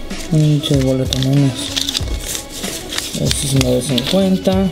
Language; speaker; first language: Spanish; early bilingual, heritage; Spanish